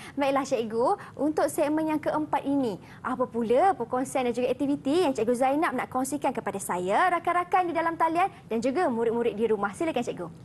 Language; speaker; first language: Malay; native; Malay